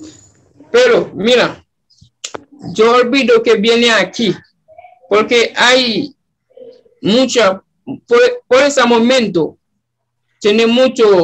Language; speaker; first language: Spanish; non-native, learner; Haitian Creole